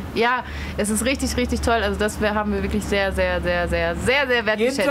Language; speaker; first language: German; native; German